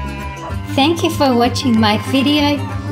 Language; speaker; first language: English; native; English